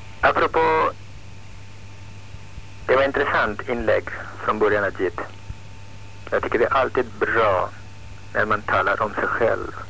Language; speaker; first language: Swedish; non-native, fluent; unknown